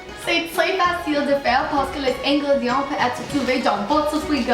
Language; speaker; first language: French; non-native, learner; English